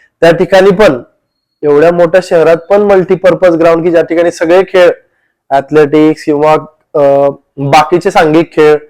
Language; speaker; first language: Marathi; native; Marathi